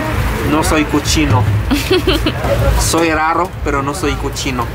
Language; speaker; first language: Spanish; non-native, learner; Arabic